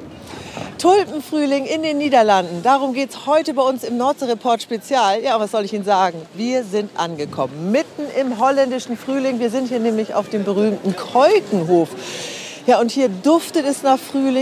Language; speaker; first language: German; native; German